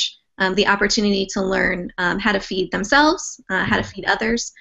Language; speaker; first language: English; native; English